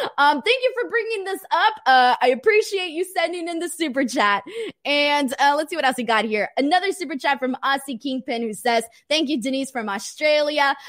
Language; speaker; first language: English; early bilingual, other home language; Spanish